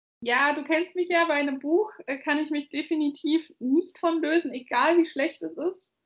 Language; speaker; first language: German; native; German